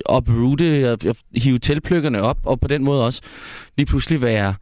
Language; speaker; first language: Danish; native; Danish